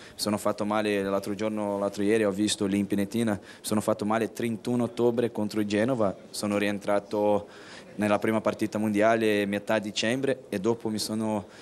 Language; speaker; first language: Italian; non-native, fluent; Portuguese